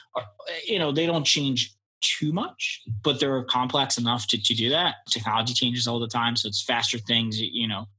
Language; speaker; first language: English; early bilingual, other home language; Polish